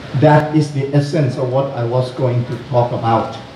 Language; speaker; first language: English; non-native, fluent; Thai